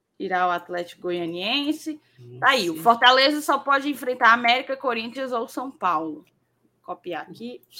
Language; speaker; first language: Portuguese; native; Portuguese